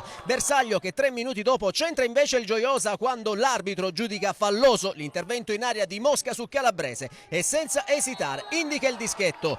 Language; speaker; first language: Italian; native; Italian